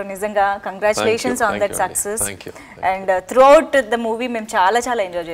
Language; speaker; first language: Telugu; native; Telugu